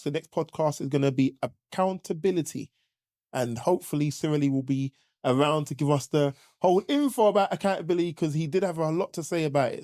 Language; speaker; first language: English; native; English